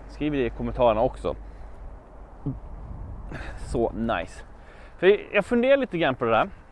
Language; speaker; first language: Swedish; native; Swedish